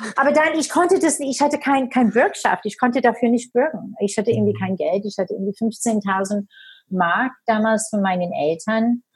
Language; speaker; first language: German; non-native, fluent; English